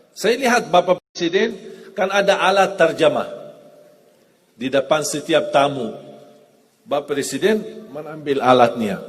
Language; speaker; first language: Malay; non-native, fluent; Arabic